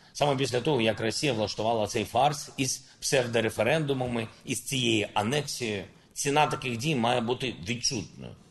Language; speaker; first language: Ukrainian; non-native, local second language; Russian